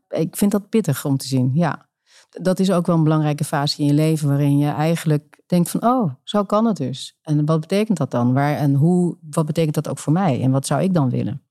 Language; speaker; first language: Dutch; native; Dutch